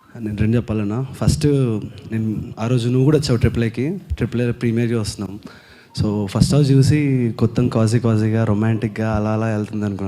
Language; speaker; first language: Telugu; native; Telugu